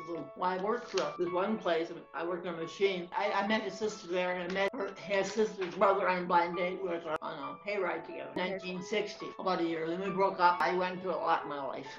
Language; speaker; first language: English; native; English